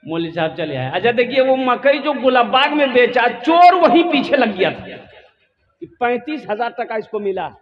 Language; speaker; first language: Hindi; non-native, local second language; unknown